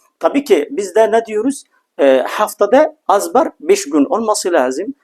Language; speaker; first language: Turkish; non-native, fluent; Arabic